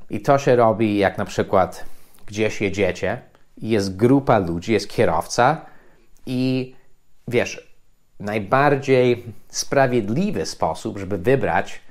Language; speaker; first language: Polish; non-native, fluent; English